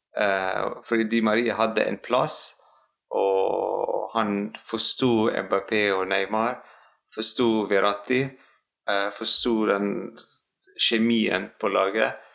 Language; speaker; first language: Norwegian; non-native, fluent; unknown